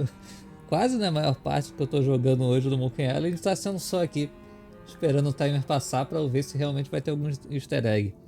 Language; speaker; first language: Portuguese; native; Portuguese